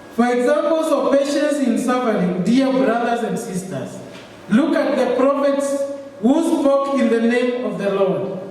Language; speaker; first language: English; non-native, local second language; Swahili